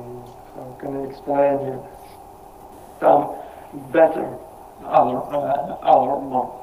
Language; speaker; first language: English; non-native, learner; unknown